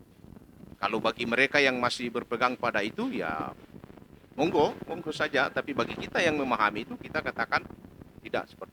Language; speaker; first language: Indonesian; native; Indonesian